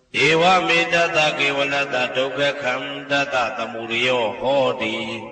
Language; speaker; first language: Burmese; native; Burmese